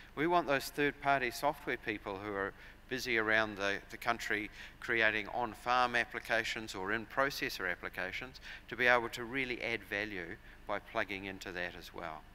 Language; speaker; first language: English; native; English